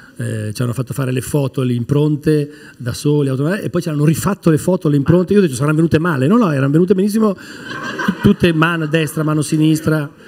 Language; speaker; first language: Italian; native; Italian